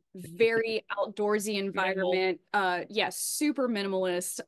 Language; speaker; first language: English; native; English